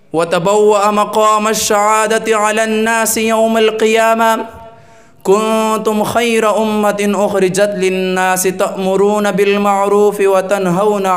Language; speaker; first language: Arabic; non-native, fluent; Urdu